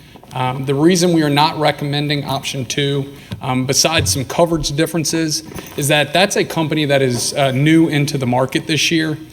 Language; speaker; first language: English; native; English